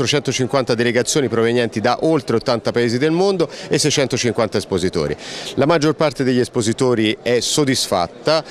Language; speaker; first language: Italian; native; Italian